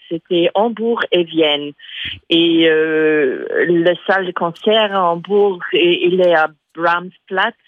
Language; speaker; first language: French; non-native, fluent; English